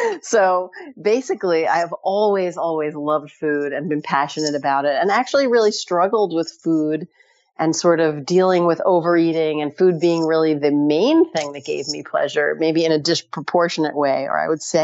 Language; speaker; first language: English; native; English